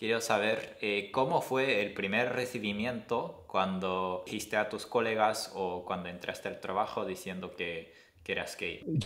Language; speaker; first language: Spanish; non-native, fluent; Japanese